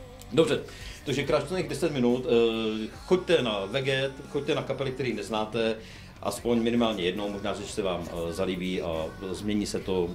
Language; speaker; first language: Czech; native; Czech